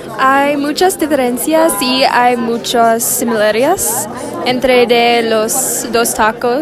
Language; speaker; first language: Spanish; non-native, learner; English